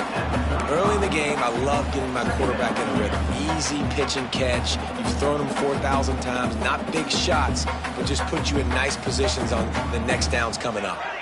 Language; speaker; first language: English; native; English